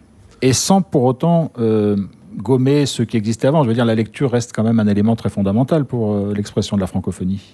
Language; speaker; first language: French; native; French